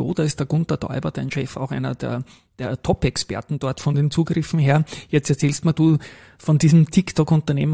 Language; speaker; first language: German; native; German